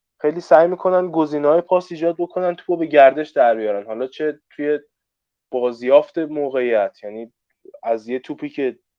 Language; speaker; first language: Persian; native; Persian